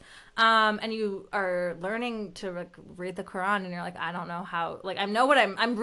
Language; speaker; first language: English; early bilingual, other home language; Urdu